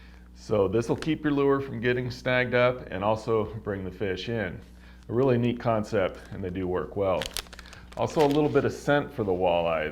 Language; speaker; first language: English; native; English